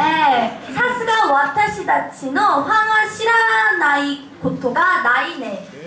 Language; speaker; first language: Japanese; non-native, learner; Korean